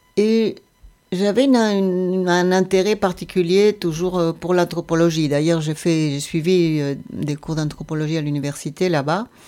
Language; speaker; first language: French; non-native, fluent; Spanish